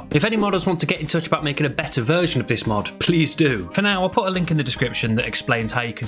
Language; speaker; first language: English; native; English